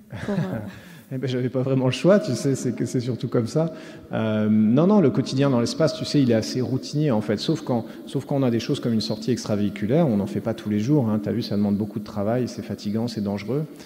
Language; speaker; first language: French; native; French